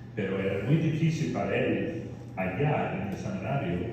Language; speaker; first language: Spanish; non-native, fluent; English